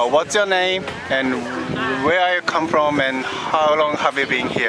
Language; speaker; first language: English; non-native, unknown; Japanese